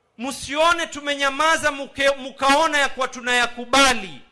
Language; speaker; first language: Swahili; native; Swahili